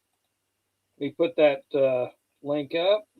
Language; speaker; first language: English; native; English